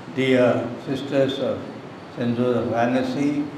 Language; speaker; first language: English; non-native, local second language; Telugu